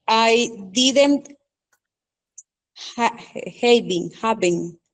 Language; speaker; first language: English; non-native, learner; Spanish